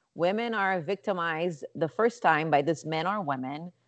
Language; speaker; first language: English; non-native, fluent; Portuguese